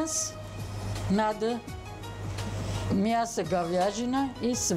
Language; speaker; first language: Russian; non-native, learner; Armenian